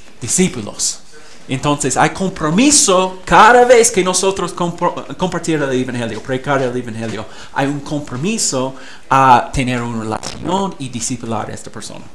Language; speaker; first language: Spanish; non-native, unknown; English